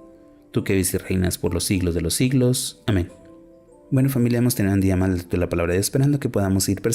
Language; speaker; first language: Spanish; native; Spanish